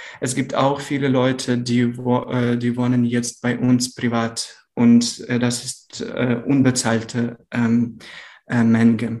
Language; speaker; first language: German; non-native, learner; Ukrainian